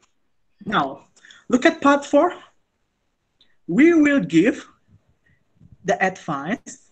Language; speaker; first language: English; non-native, fluent; Indonesian